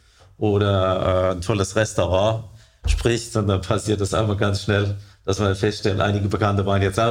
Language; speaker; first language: German; native; German